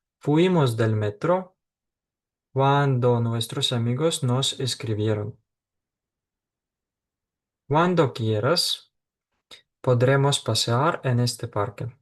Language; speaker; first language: Spanish; non-native, fluent; Ukrainian